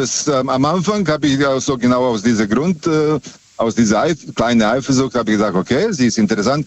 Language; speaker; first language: German; non-native, fluent; Serbian